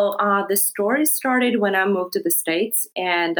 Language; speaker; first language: English; non-native, fluent; Greek